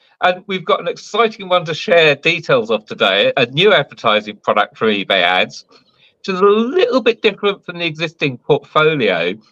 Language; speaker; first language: English; native; English